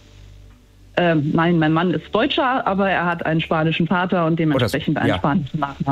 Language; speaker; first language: German; native; German